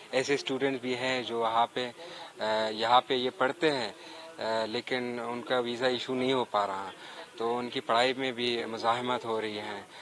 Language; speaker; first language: Hindi; non-native, fluent; Pashto